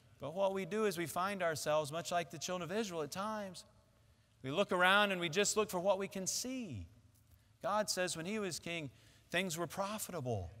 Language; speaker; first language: English; native; English